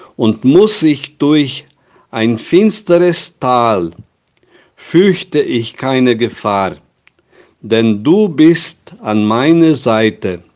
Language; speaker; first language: German; non-native, fluent; Portuguese